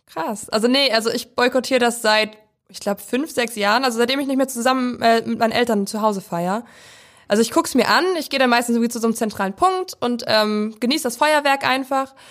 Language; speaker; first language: German; native; German